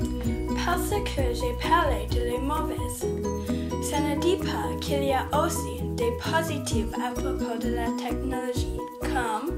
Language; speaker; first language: French; non-native, local second language; English